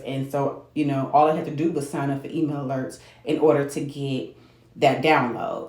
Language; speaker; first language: English; native; English